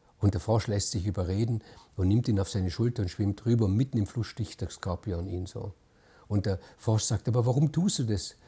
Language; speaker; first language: German; native; German